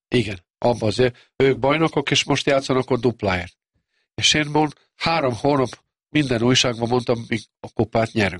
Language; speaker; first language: Hungarian; non-native, local second language; Serbian